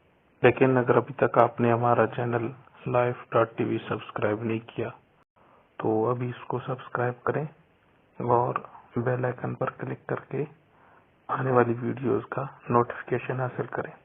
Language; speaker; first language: Urdu; native; Urdu